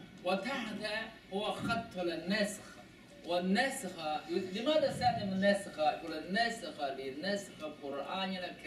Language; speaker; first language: Arabic; non-native, learner; Chinese